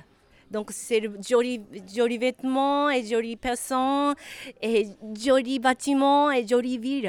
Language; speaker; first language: French; non-native, learner; Japanese